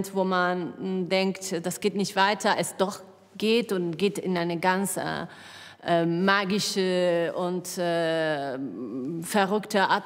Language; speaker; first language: German; non-native, fluent; Spanish